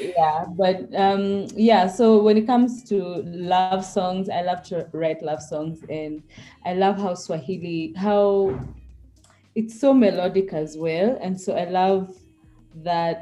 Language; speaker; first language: English; native; English